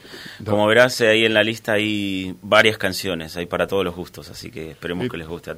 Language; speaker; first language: Spanish; native; Spanish